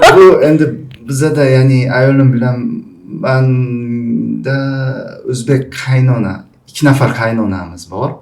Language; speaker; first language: Uzbek; non-native, fluent; Korean